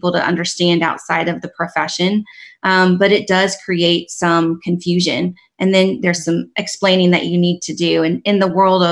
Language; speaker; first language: English; native; English